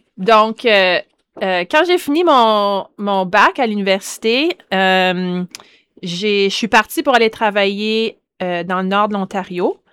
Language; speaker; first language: French; native; French